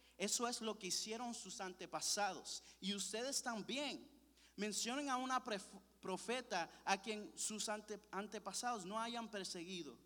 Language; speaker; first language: Spanish; early bilingual, heritage; Spanish